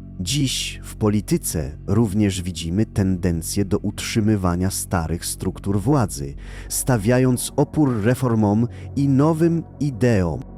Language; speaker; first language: Polish; native; Polish